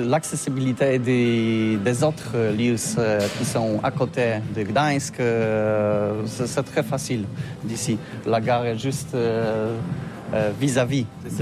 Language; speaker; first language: French; non-native, learner; Polish